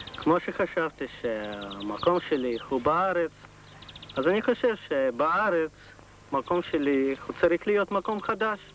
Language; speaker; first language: Hebrew; non-native, fluent; Russian